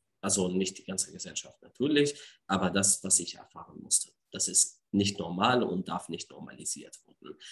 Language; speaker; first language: German; non-native, fluent; Arabic